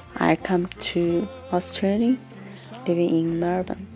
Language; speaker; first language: English; non-native, learner; Chinese